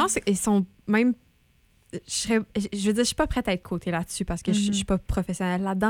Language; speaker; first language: French; native; French